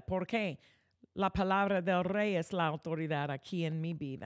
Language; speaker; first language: Spanish; non-native, fluent; English